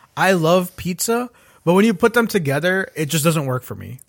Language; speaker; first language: English; early bilingual, other home language; Urdu